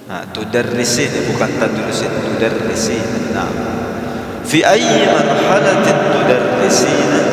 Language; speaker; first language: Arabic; non-native, fluent; Indonesian